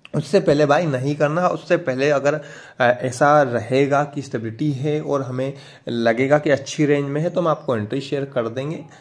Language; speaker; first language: Hindi; native; Hindi